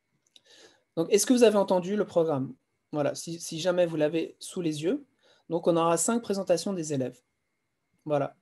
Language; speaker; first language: French; native; French